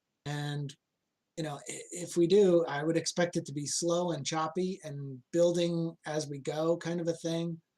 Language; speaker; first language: English; native; English